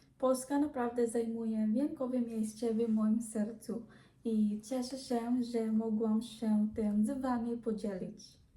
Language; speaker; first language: Polish; non-native, learner; Filipino